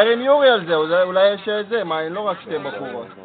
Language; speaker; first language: Hebrew; native; Hebrew